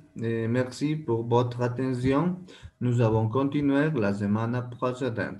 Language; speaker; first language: French; non-native, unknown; Spanish